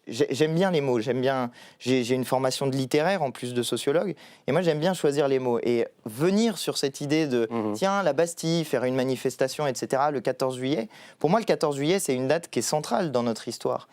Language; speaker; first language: French; native; French